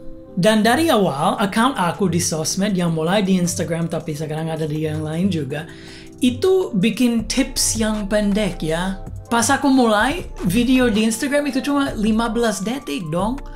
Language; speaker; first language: Indonesian; non-native, fluent; English